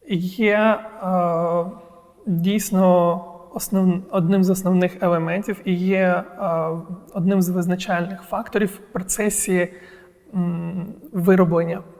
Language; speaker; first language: Ukrainian; non-native, local second language; Crimean Tatar